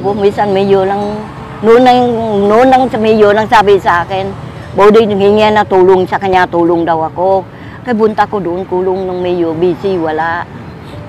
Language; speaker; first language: Filipino; non-native, learner; Vietnamese